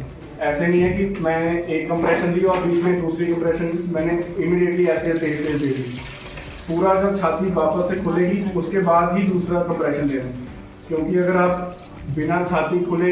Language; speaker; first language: Hindi; native; Hindi